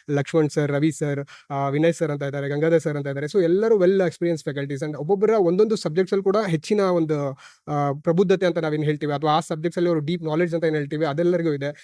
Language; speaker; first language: Kannada; native; Kannada